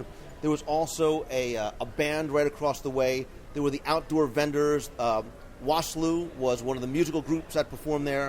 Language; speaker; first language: English; native; English